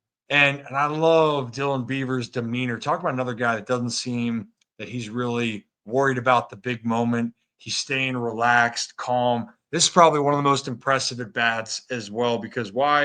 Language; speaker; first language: English; native; English